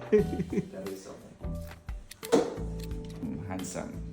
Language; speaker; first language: English; non-native, fluent; Filipino